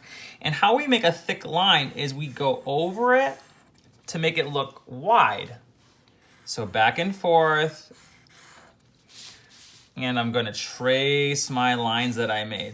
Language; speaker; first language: English; native; English